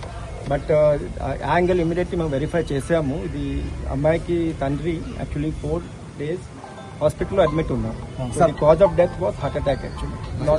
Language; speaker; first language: Telugu; non-native, learner; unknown